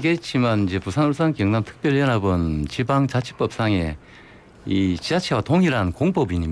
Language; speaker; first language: Korean; native; Korean